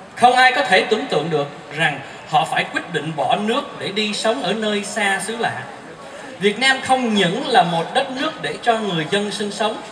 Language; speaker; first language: Vietnamese; early bilingual, heritage; Vietnamese